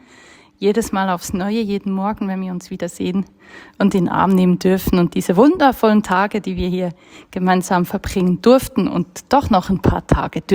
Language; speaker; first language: German; native; German